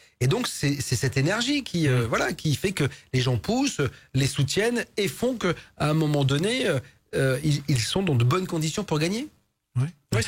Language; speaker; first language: French; native; French